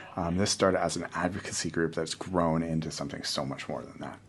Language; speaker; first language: English; native; English